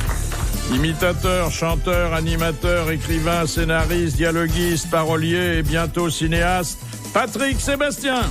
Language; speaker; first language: French; native; French